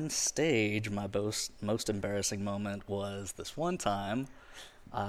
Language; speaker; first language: English; native; English